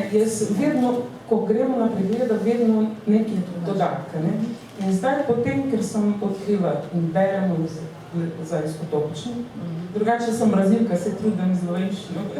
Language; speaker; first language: Slovenian; non-native, learner; Portuguese